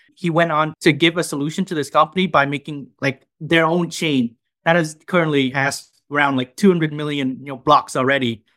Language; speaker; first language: English; non-native, fluent; Vietnamese